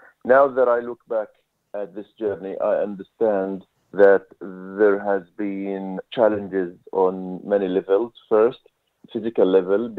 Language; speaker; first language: English; non-native, fluent; Arabic